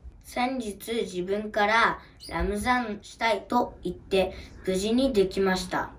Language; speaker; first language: Japanese; early bilingual, other home language; Uyghur